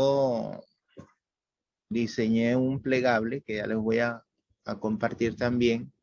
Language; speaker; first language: Spanish; native; Spanish